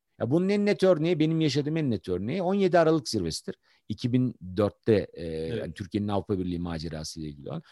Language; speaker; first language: Turkish; native; Turkish